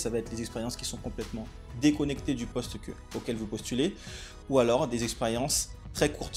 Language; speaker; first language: French; native; French